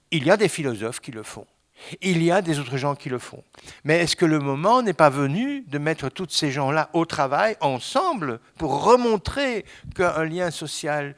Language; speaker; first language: French; native; French